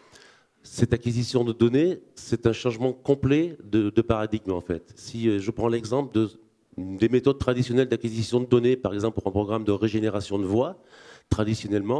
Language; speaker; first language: French; native; French